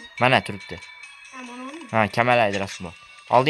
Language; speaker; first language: Turkish; non-native, learner; Uzbek